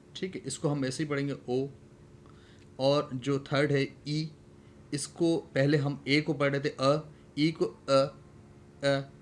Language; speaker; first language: Urdu; non-native, local second language; Sindhi